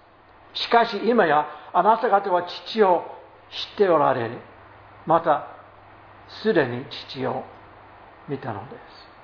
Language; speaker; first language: Japanese; non-native, fluent; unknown